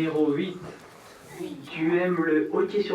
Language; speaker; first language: French; non-native, learner; English